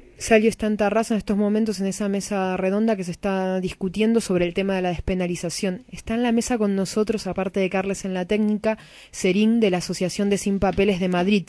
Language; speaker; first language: Spanish; native; Spanish